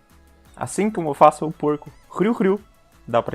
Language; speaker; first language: Portuguese; non-native, fluent; Russian